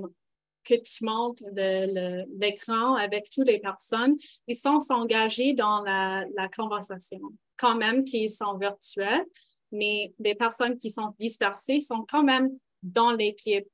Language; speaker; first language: French; non-native, local second language; English